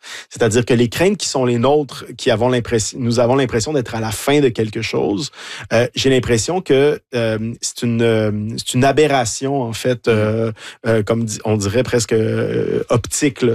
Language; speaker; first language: French; native; French